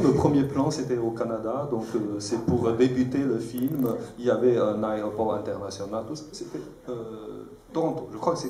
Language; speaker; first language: French; non-native, fluent; Chinese